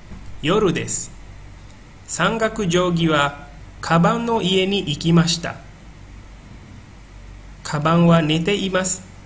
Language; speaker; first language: Japanese; non-native, fluent; Indonesian